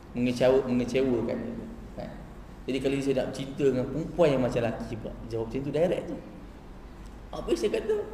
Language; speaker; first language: Malay; native; Malay